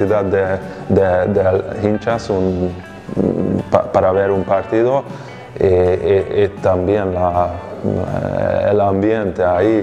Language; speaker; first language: Spanish; non-native, fluent; Hungarian